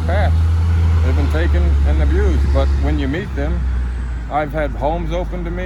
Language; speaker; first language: English; native; English